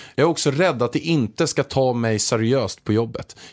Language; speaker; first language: Swedish; native; Swedish